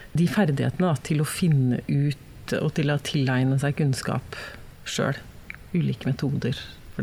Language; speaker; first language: Norwegian; native; Norwegian